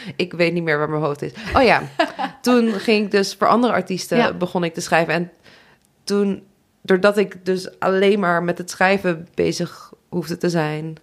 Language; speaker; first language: Dutch; native; Dutch